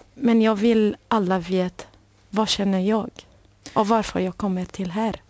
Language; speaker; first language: Swedish; non-native, learner; Arabic